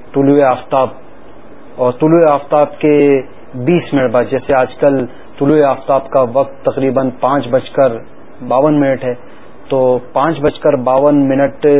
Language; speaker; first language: Urdu; native; Urdu